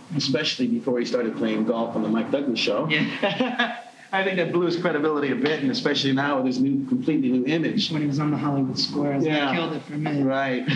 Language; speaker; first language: English; non-native, fluent; Dutch